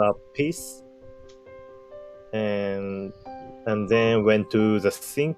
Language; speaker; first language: English; non-native, learner; Japanese